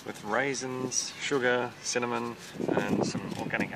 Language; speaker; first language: English; native; English